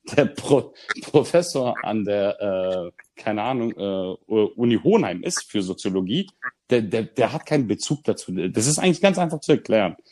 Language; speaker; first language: German; early bilingual, other home language; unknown